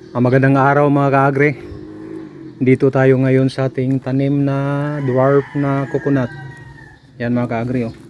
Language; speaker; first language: Filipino; non-native, local second language; Cebuano